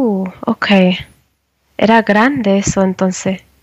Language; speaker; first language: Spanish; non-native, learner; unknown